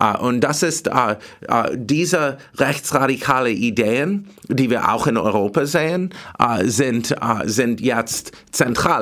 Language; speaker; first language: German; non-native, learner; English